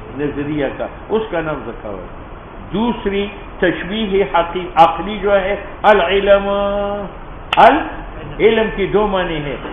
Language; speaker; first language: Urdu; non-native, local second language; Pashto